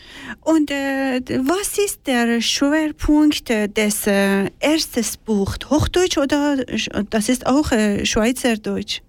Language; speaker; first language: German; non-native, learner; Persian